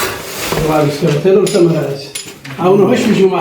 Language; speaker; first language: Arabic; native; Arabic